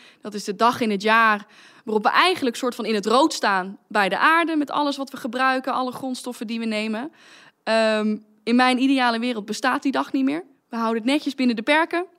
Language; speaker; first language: Dutch; native; Dutch